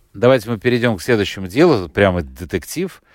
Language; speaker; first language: Russian; native; Russian